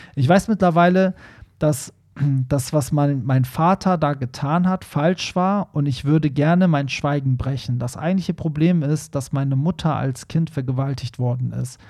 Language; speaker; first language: German; non-native, fluent; Persian